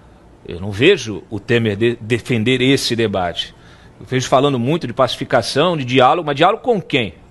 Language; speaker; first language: Portuguese; native; Portuguese